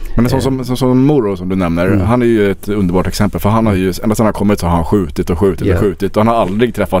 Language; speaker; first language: Swedish; native; Swedish